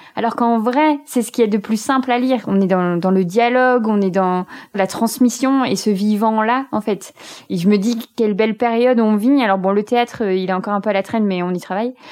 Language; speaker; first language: French; native; French